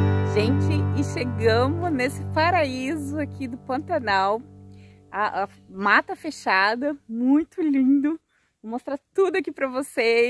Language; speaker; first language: Portuguese; native; Portuguese